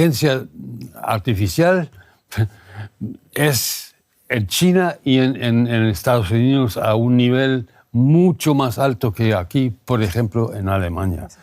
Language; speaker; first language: Spanish; non-native, fluent; German